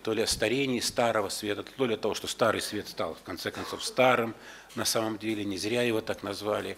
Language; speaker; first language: Russian; native; Russian